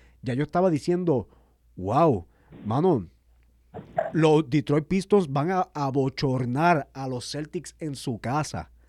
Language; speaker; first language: Spanish; native; Spanish